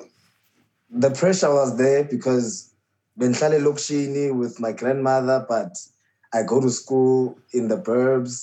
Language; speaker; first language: English; non-native, local second language; Xhosa